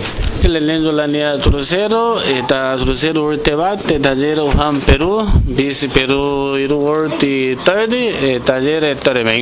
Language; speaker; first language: Basque; non-native, learner; Portuguese